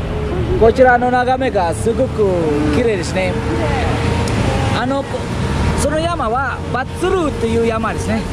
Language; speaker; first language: Japanese; non-native, fluent; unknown